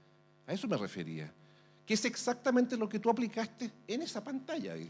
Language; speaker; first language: Spanish; native; Spanish